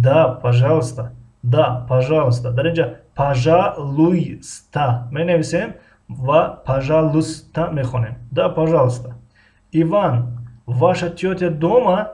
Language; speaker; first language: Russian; non-native, local second language; Tajik